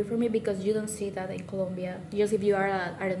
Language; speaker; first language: English; non-native, learner; Spanish